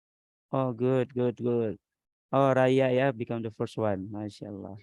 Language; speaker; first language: English; non-native, learner; Indonesian